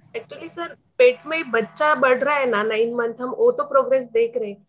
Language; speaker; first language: Hindi; non-native, local second language; Marathi